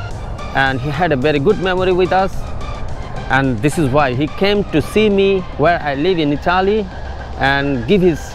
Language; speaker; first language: English; non-native, learner; Bangla